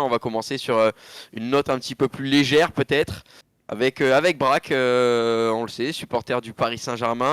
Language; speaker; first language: French; native; French